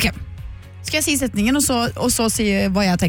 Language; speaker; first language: Norwegian; native; Norwegian